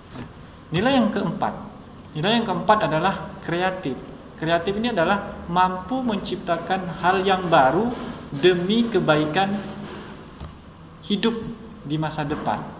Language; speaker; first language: Indonesian; native; Indonesian